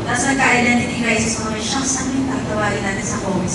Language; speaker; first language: Filipino; native; Filipino